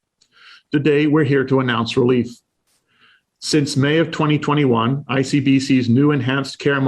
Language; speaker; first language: English; native; English